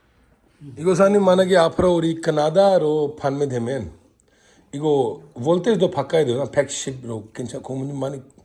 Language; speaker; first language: Korean; non-native, learner; Hindi